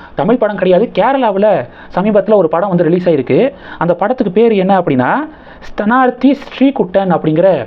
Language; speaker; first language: Tamil; native; Tamil